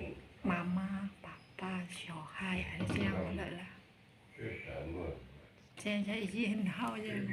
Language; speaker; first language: Chinese; non-native, learner; Indonesian